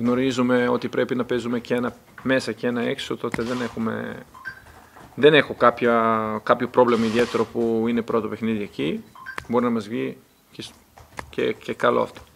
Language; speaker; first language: Greek; non-native, fluent; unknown